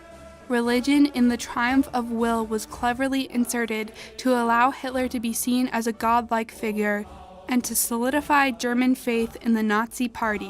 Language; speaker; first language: English; native; English